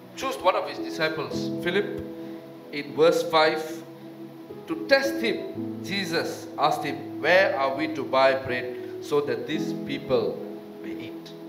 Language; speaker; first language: English; non-native, local second language; Tamil